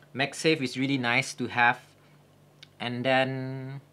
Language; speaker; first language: English; non-native, local second language; Malay